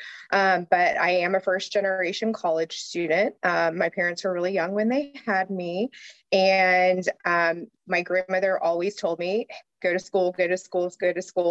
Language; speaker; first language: English; native; English